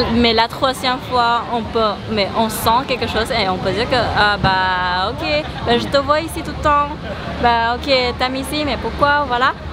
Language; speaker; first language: French; non-native, fluent; Thai